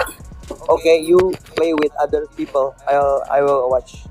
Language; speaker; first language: English; non-native, learner; Indonesian